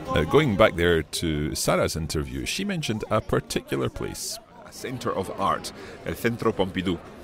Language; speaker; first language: English; native; English